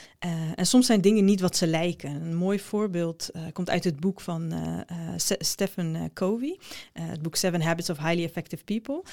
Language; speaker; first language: Dutch; early bilingual, other home language; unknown